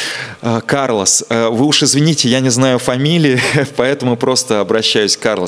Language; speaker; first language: Russian; native; Russian